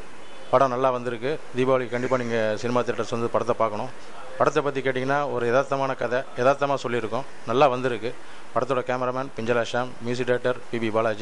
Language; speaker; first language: Tamil; native; Tamil